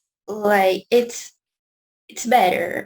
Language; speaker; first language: English; non-native, learner; Portuguese